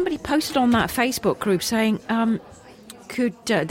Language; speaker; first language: English; non-native, fluent; Swiss German